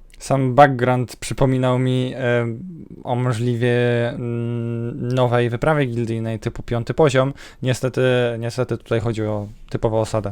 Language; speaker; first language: Polish; native; Polish